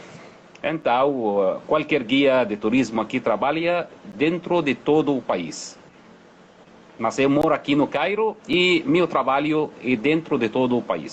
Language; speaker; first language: Portuguese; non-native, fluent; Arabic